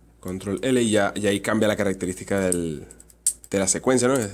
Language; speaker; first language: Spanish; native; Spanish